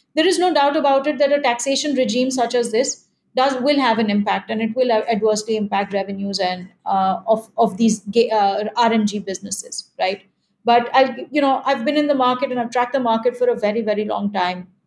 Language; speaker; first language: English; non-native, local second language; Hindi